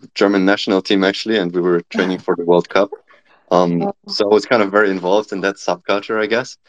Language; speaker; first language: English; non-native, fluent; German